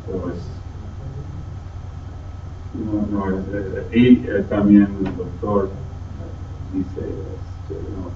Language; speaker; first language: Spanish; non-native, fluent; English